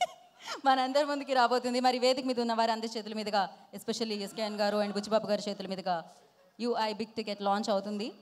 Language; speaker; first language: Telugu; native; Telugu